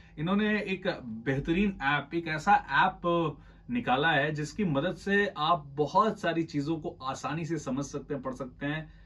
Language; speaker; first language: Hindi; native; Hindi